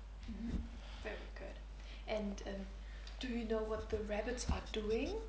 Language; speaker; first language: English; non-native, fluent; German